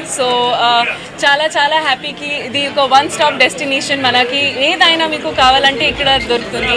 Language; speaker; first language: Telugu; non-native, learner; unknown